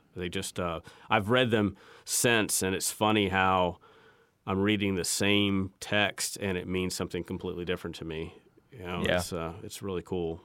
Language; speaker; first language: English; native; English